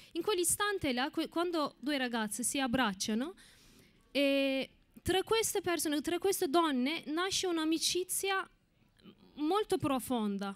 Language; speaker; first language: Italian; non-native, fluent; Turkish